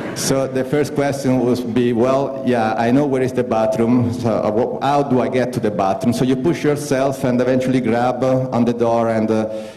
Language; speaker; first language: English; non-native, fluent; Italian